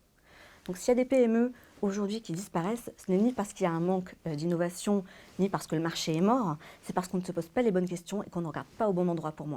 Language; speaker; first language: French; native; French